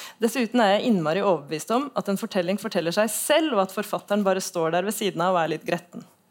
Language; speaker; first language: Norwegian; native; Norwegian